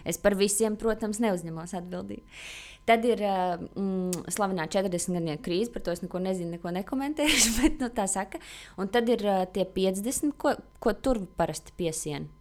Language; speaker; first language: Latvian; native; Latvian